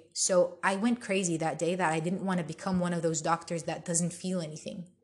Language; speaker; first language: English; early bilingual, other home language; Arabic